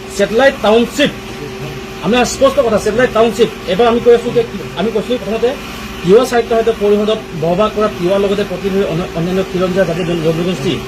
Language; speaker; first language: Assamese; non-native, local second language; Karbi